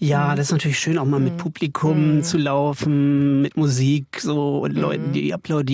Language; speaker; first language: German; native; German